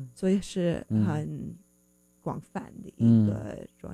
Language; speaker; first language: Chinese; non-native, fluent; English